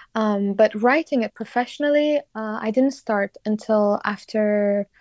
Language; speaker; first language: English; non-native, fluent; Kurdish